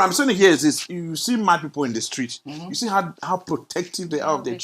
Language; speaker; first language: English; non-native, local second language; Yoruba